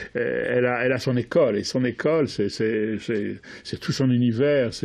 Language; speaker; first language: French; native; French